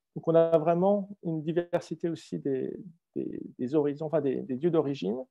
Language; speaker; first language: French; native; French